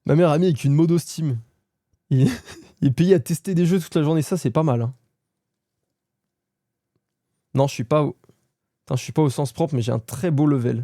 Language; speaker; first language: French; native; French